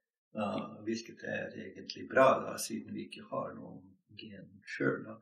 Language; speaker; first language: Norwegian; non-native, fluent; English